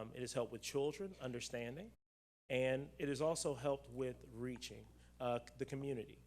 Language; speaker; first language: English; native; English